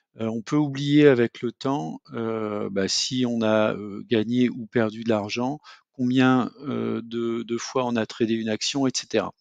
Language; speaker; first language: French; native; French